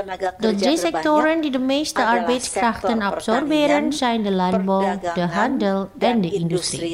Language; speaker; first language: Dutch; non-native, fluent; Indonesian